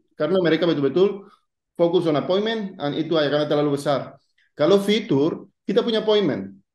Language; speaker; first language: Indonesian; non-native, fluent; Spanish